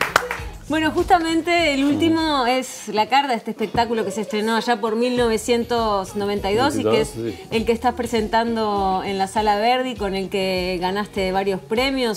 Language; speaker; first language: Spanish; native; Spanish